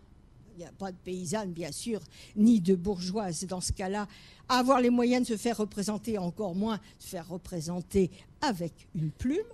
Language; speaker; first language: French; native; French